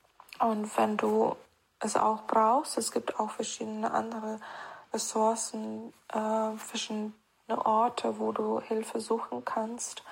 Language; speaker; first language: German; non-native, fluent; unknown